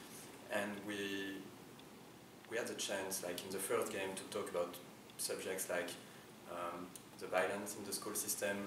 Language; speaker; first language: English; non-native, fluent; French